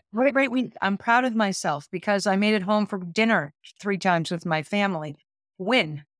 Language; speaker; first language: English; native; English